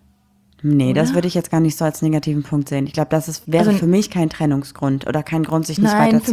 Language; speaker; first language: German; native; German